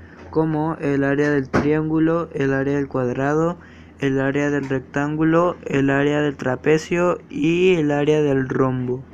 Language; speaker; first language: Spanish; native; Spanish